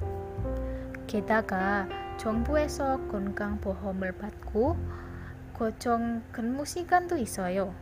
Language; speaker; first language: Korean; non-native, learner; Indonesian